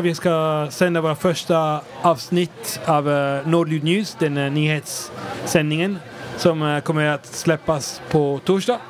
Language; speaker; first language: Swedish; non-native, fluent; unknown